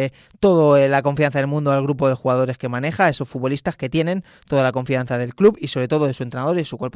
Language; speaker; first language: Spanish; native; Spanish